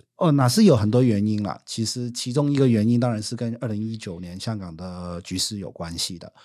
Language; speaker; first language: Chinese; non-native, fluent; Cantonese